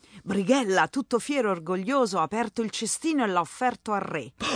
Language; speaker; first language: Italian; native; Italian